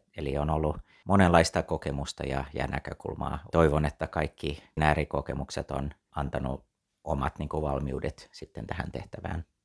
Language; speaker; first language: Finnish; early bilingual, heritage; Finnish